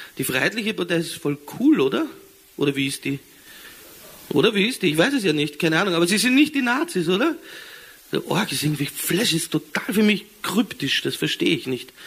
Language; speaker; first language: German; native; German